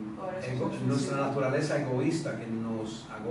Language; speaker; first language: Spanish; native; Spanish